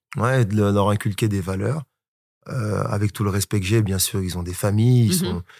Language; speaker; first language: French; native; French